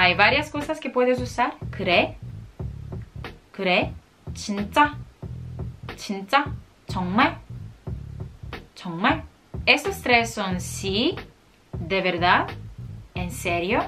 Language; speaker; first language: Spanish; non-native, fluent; Korean